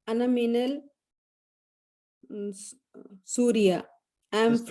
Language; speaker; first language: Arabic; non-native, learner; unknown